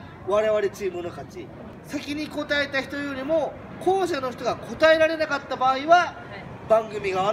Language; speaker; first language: Japanese; native; Japanese